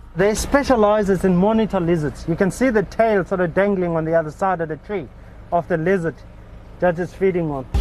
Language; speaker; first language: English; non-native, local second language; Xhosa